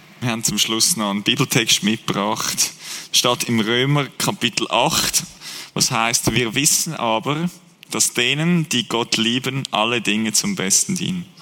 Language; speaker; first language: German; native; German